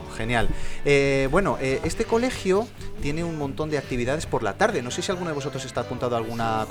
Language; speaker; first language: Spanish; native; Spanish